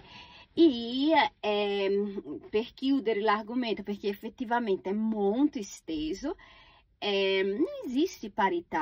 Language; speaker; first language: Italian; non-native, fluent; Portuguese